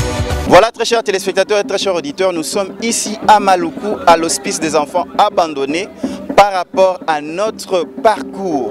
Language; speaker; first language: French; non-native, local second language; Lingala